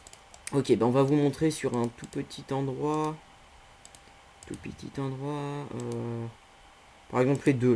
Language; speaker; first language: French; native; French